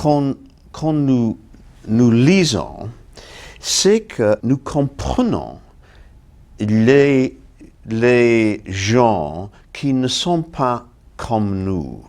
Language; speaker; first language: French; non-native, fluent; English